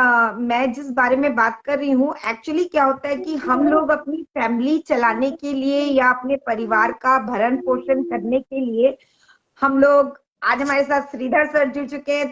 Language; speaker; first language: Hindi; native; Hindi